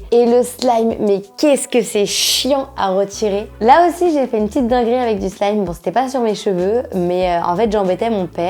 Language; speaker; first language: French; native; French